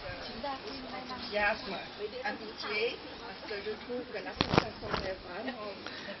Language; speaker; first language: French; non-native, fluent; Vietnamese